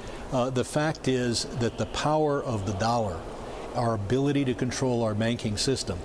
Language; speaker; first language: English; native; English